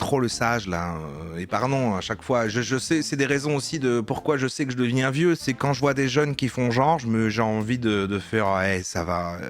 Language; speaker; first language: French; native; French